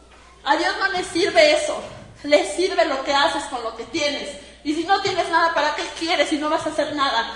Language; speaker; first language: Spanish; native; Spanish